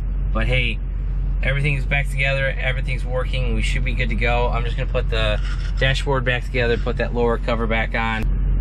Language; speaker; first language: English; native; English